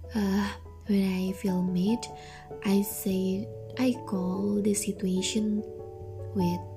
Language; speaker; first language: English; non-native, learner; Indonesian